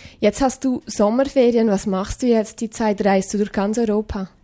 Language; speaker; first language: German; native; German